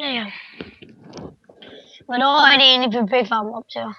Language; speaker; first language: Danish; native; Danish